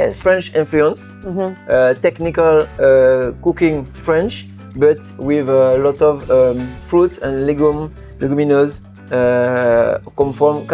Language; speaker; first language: English; non-native, learner; French